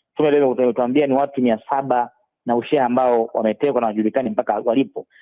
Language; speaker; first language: Swahili; native; Swahili